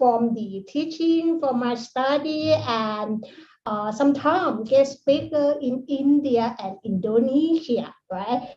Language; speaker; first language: English; non-native, learner; Thai